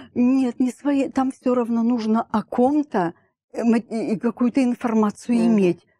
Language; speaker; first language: Russian; native; Russian